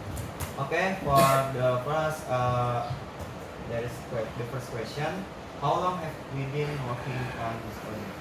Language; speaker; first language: English; non-native, learner; Indonesian